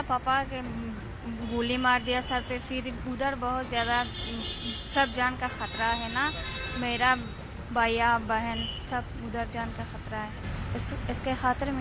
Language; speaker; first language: Hindi; non-native, learner; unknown